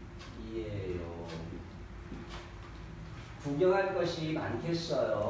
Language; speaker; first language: Korean; non-native, fluent; Vietnamese